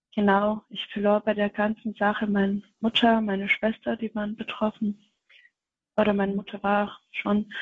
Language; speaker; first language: German; non-native, fluent; Kinyarwanda